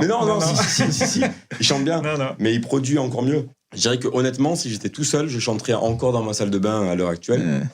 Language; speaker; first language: French; native; French